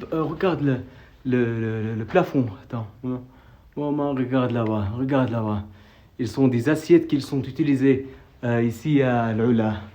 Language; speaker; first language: French; non-native, fluent; Arabic